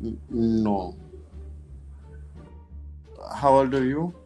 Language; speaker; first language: English; non-native, learner; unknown